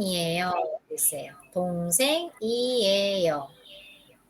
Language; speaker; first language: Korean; non-native, fluent; Spanish